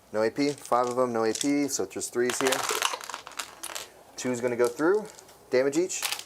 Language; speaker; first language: English; native; English